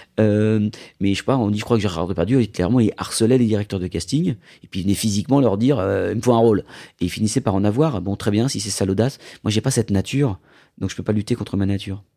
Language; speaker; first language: French; native; French